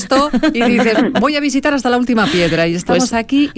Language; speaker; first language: Spanish; native; Spanish